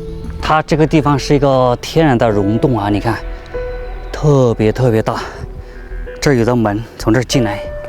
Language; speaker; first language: Chinese; native; Chinese